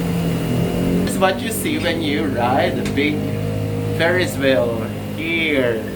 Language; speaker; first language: English; non-native, local second language; Filipino